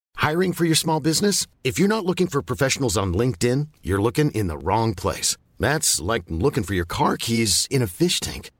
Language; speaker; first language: English; native; English